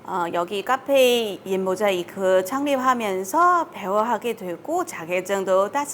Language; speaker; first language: Korean; non-native, learner; Chinese